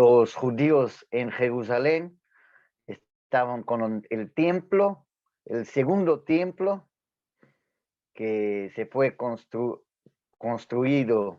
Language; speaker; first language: Spanish; non-native, fluent; Portuguese